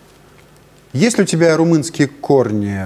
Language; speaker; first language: Russian; native; Russian